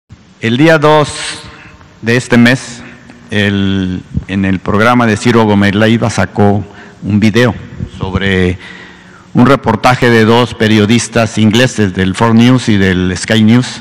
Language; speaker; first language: Spanish; native; Spanish